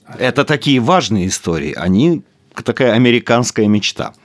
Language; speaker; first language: Russian; native; Russian